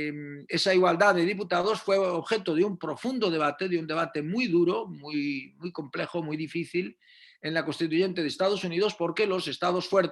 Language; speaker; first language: Spanish; native; Spanish